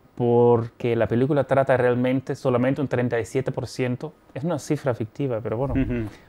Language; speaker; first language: Spanish; non-native, fluent; German